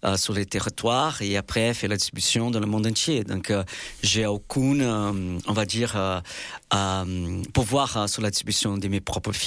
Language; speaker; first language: French; non-native, fluent; Portuguese